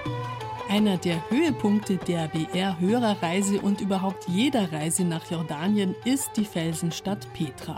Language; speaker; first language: German; native; German